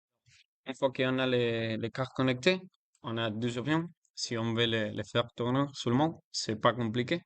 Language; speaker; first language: French; non-native, learner; Spanish